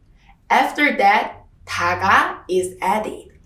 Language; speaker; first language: English; non-native, fluent; Korean